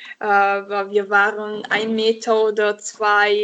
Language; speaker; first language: German; non-native, learner; Italian